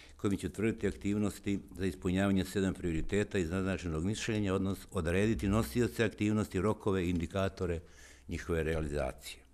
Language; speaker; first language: Bosnian; native; Bosnian